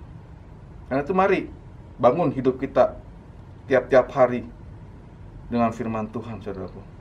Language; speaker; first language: Indonesian; native; Indonesian